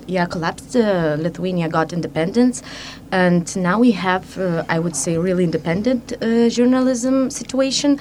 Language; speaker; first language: English; non-native, fluent; Lithuanian